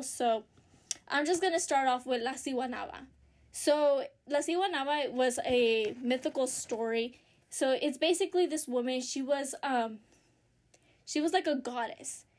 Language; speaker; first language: English; early bilingual, other home language; Spanish